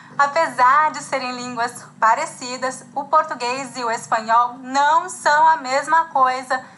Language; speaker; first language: Portuguese; native; Portuguese